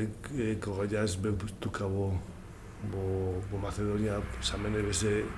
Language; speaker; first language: Macedonian; non-native, learner; Spanish